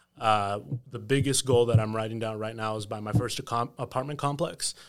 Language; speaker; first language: English; native; English